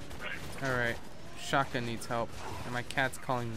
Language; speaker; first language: English; native; English